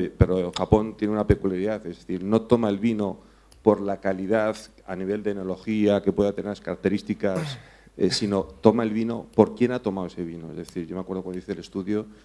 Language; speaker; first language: Spanish; non-native, fluent; English